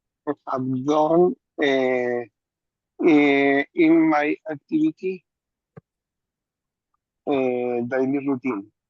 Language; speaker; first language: English; non-native, learner; Spanish